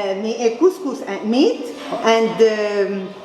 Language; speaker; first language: English; non-native, learner; Arabic